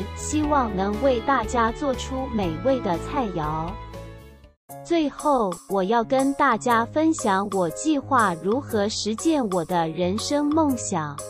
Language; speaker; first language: Chinese; non-native, fluent; Vietnamese